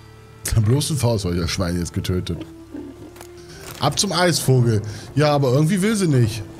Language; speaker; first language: German; native; German